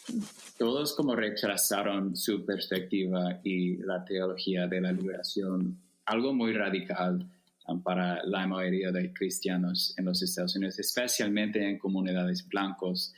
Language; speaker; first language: Spanish; non-native, fluent; English